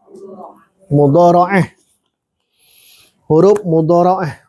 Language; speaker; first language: Arabic; non-native, local second language; Indonesian